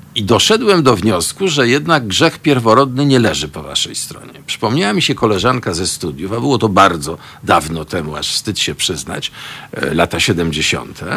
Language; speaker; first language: Polish; native; Polish